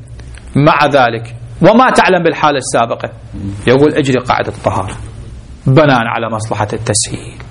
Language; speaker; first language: Arabic; native; Arabic